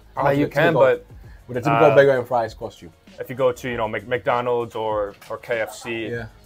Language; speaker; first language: English; native; English